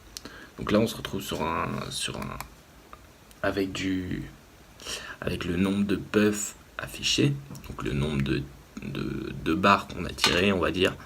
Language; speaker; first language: French; native; French